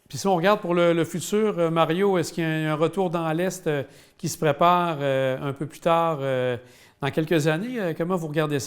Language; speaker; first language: French; native; French